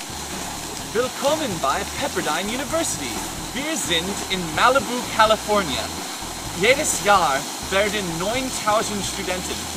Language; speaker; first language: German; non-native, learner; English